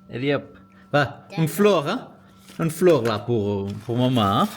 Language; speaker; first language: French; non-native, fluent; Portuguese